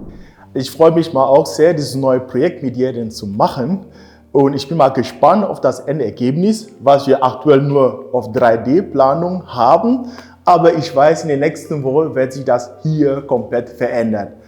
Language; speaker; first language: German; non-native, fluent; French